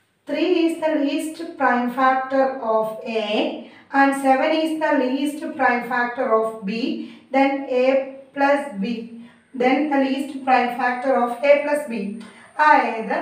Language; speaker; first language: Malayalam; native; Malayalam